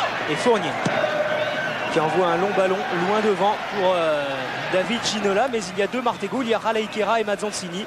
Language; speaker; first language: French; native; French